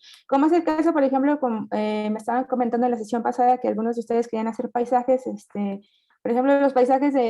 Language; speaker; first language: Spanish; native; Spanish